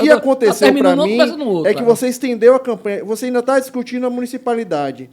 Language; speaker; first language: Portuguese; native; Portuguese